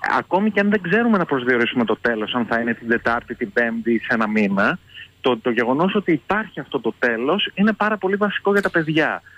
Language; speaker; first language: Greek; native; Greek